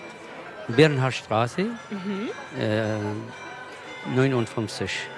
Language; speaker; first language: German; non-native, learner; Kurdish